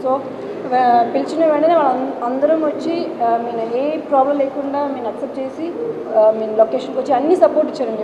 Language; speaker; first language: Telugu; non-native, fluent; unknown